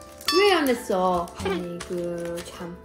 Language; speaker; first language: Korean; non-native, learner; English